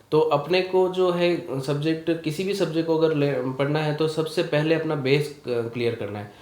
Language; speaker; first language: Hindi; native; Hindi